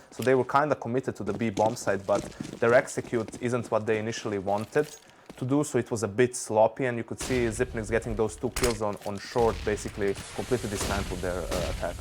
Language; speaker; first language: English; non-native, fluent; Danish